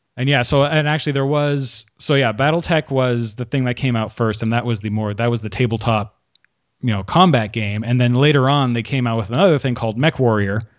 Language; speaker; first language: English; native; English